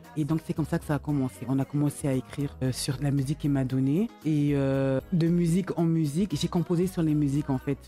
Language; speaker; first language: French; early bilingual, other home language; Lingala